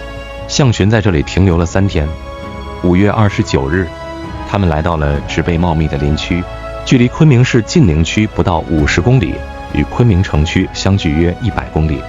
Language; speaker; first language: Chinese; native; Chinese